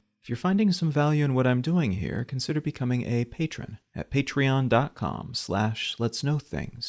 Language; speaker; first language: English; native; English